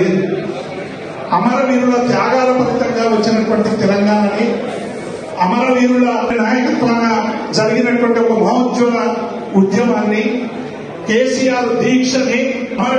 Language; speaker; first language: Telugu; native; Telugu